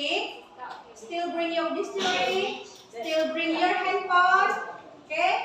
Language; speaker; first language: English; non-native, learner; Indonesian